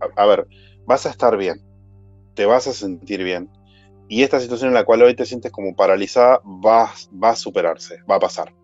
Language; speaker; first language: Spanish; native; Spanish